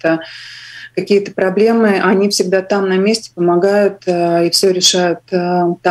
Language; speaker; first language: Russian; non-native, local second language; Latvian